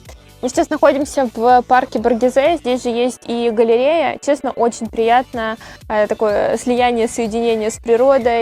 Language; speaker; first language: Russian; native; Russian